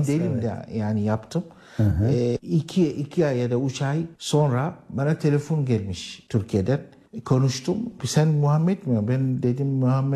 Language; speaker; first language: Turkish; non-native, learner; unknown